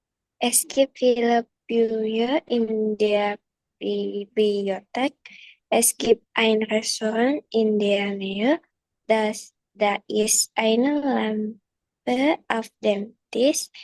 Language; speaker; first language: German; non-native, learner; Indonesian